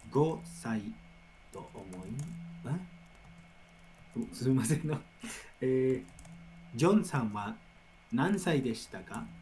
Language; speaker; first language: Japanese; non-native, learner; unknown